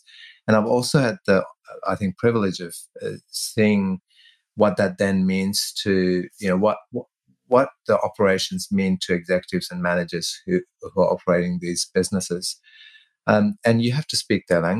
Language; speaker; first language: English; non-native, local second language; Tamil